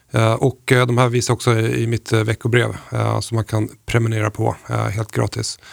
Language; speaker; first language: Swedish; native; Swedish